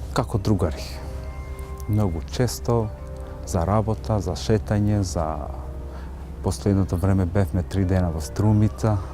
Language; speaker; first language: Macedonian; non-native, local second language; Albanian